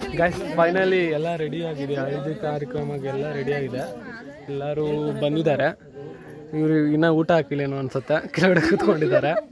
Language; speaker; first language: Kannada; non-native, local second language; Lambadi